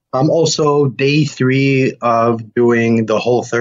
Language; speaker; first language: English; native; English